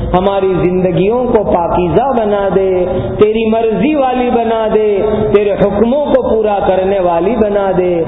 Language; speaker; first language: Urdu; non-native, local second language; Gujarati